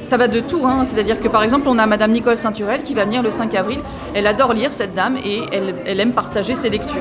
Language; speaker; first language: French; native; French